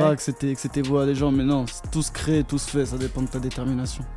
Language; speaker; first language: French; native; French